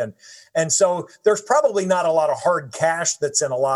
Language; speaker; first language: English; native; English